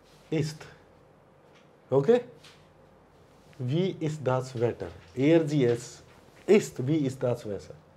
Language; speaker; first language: German; non-native, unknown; Hindi